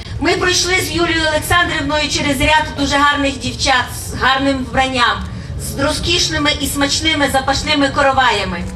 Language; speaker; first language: Ukrainian; native; Ukrainian